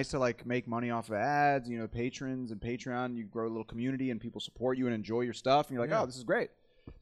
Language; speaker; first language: English; native; English